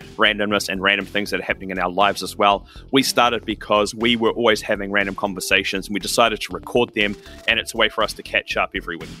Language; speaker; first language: English; native; English